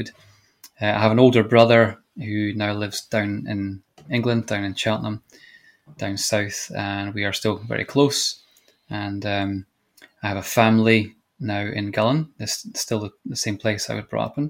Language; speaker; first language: English; native; English